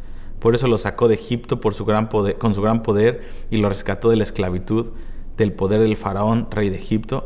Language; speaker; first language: Spanish; native; Spanish